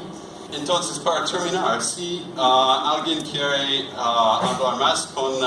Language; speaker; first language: Spanish; non-native, learner; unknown